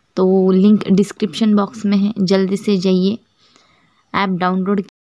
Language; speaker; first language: Hindi; non-native, local second language; Marathi